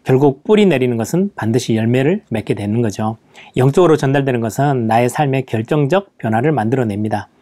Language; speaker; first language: Korean; native; Korean